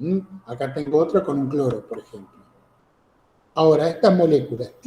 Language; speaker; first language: Spanish; native; Spanish